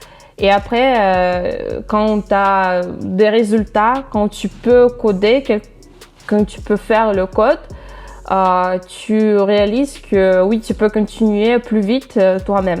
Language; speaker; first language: French; non-native, fluent; Russian